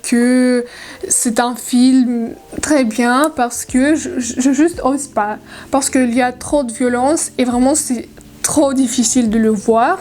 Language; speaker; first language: French; non-native, learner; Russian